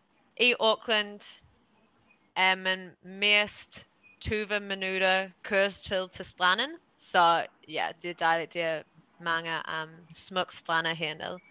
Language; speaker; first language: Danish; early bilingual, heritage; English